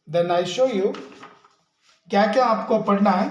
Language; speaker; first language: Hindi; non-native, local second language; Kannada